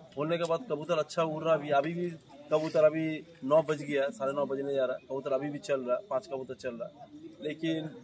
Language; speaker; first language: Hindi; non-native, local second language; Bangla